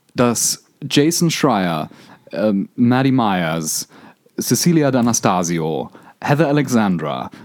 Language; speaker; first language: German; native; German